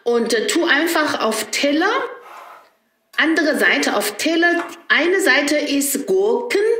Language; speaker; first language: German; non-native, learner; Chinese